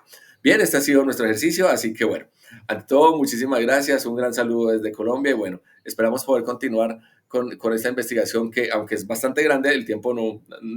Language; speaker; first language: Spanish; native; Spanish